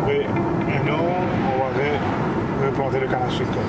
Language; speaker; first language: French; non-native, local second language; Morisyen